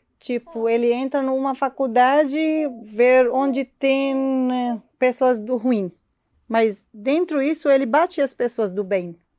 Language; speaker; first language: Portuguese; non-native, learner; Arabic